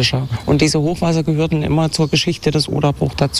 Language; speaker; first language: German; native; German